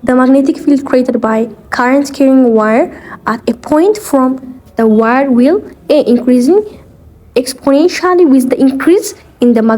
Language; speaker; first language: English; non-native, local second language; Amharic